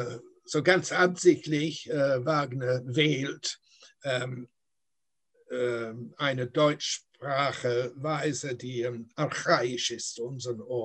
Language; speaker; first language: German; non-native, fluent; English